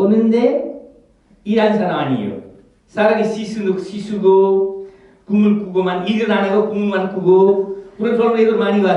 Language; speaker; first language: Korean; non-native, fluent; Nepali